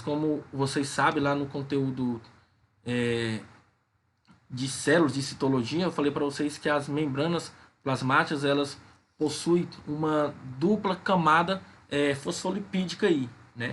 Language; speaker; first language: Portuguese; native; Portuguese